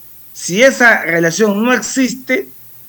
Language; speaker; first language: Spanish; native; Spanish